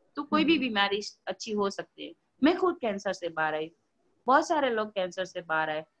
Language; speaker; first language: Hindi; non-native, local second language; Gujarati